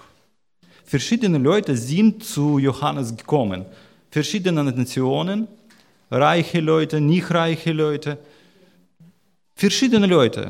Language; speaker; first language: German; non-native, learner; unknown